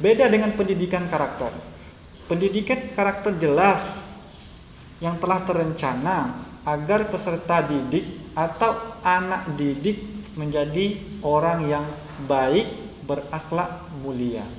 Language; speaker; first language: Indonesian; native; Indonesian